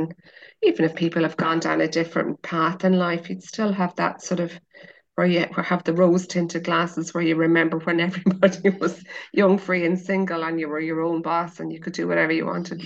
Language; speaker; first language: English; native; English